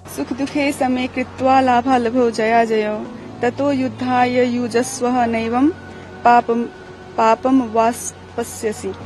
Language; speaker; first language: Hindi; non-native, local second language; Maithili